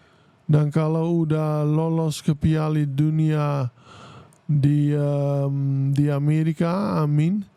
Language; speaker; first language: Indonesian; non-native, fluent; Dutch